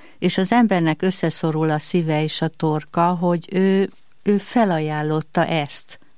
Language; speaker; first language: Hungarian; native; Hungarian